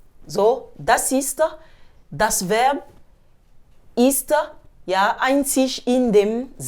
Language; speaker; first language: German; non-native, fluent; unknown